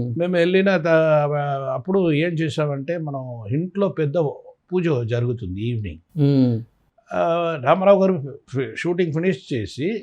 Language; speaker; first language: Telugu; non-native, fluent; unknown